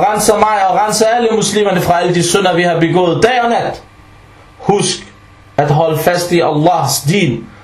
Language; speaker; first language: Danish; non-native, local second language; Arabic